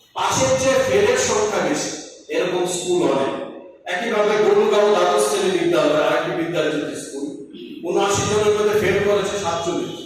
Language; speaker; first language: Bangla; native; Bangla